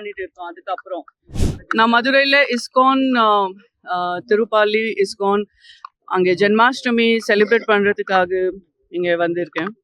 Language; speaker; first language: Tamil; non-native, fluent; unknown